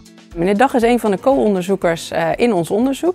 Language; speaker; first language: Dutch; native; Dutch